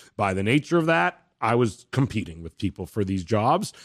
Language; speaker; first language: English; native; English